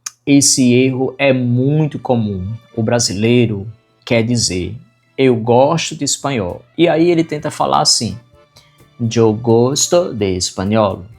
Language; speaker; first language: Portuguese; non-native, fluent; Spanish